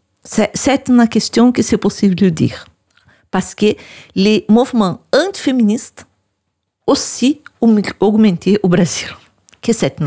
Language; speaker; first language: French; non-native, learner; Portuguese